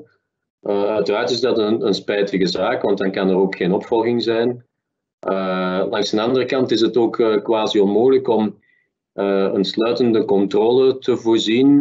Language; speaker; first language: Dutch; native; Dutch